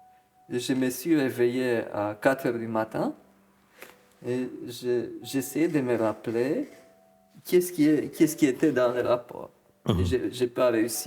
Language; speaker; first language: French; non-native, fluent; Romanian